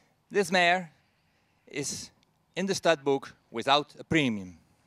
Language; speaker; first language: English; non-native, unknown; Dutch